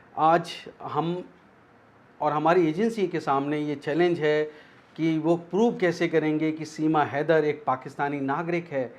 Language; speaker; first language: Hindi; native; Hindi